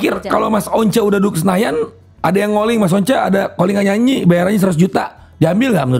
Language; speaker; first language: Indonesian; native; Indonesian